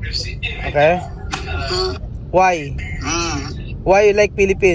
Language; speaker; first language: English; non-native, local second language; Filipino